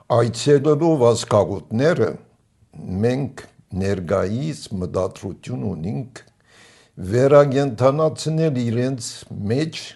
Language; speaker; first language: Armenian; native; Armenian